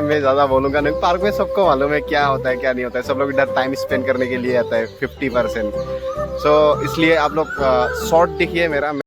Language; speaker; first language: Hindi; non-native, local second language; Assamese